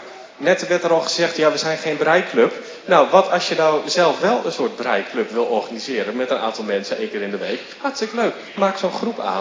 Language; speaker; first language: Dutch; native; Dutch